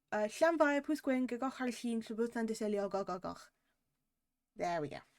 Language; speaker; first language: Welsh; non-native, learner; English